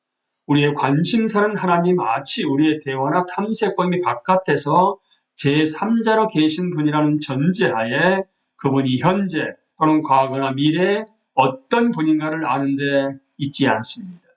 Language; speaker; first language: Korean; native; Korean